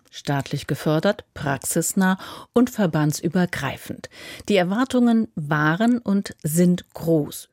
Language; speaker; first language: German; native; German